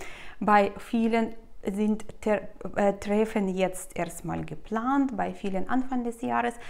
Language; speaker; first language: German; non-native, fluent; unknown